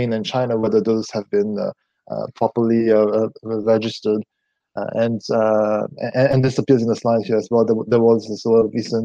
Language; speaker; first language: English; non-native, fluent; French